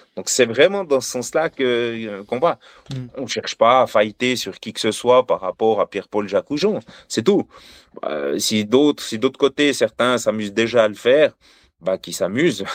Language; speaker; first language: French; native; French